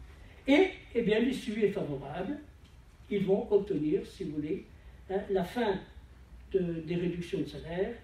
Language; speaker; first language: French; native; French